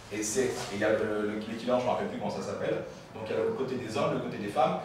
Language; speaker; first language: French; native; French